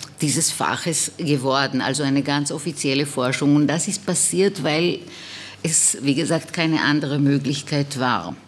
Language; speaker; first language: German; non-native, fluent; Hebrew